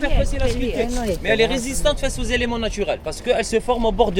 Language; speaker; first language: French; non-native, local second language; Arabic